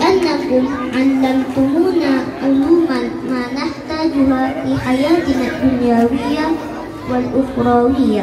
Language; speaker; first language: Arabic; non-native, learner; Indonesian